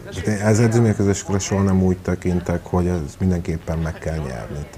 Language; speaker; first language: Hungarian; native; Hungarian